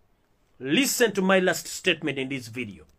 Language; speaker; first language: English; non-native, local second language; Ganda